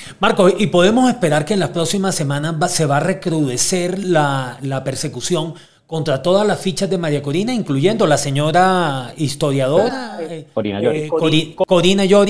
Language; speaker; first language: Spanish; native; Spanish